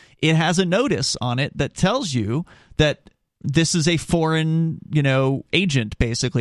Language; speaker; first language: English; native; English